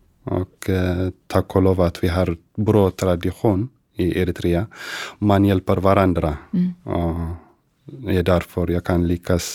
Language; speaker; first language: Swedish; non-native, fluent; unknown